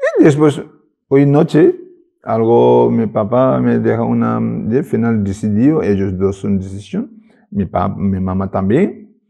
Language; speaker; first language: Spanish; non-native, learner; Tibetan